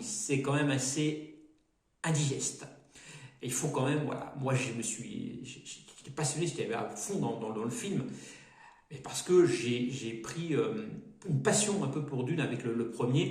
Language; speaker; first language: French; native; French